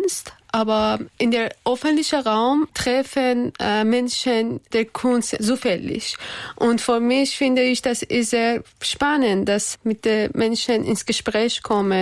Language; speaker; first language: German; non-native, fluent; Persian